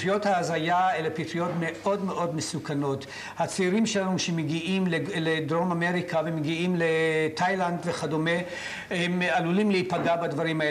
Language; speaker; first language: Hebrew; native; Hebrew